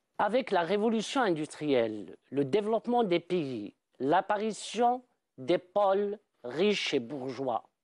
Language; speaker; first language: French; non-native, local second language; Arabic